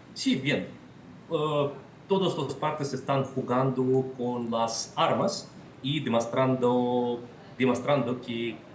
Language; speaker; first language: Spanish; non-native, fluent; Russian